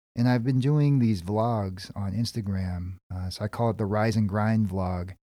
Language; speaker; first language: English; native; English